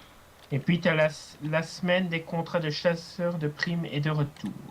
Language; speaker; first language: French; native; French